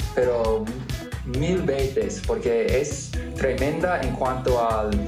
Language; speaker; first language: Spanish; non-native, fluent; English